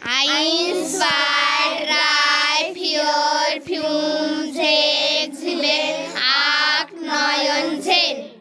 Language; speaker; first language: German; non-native, learner; Marathi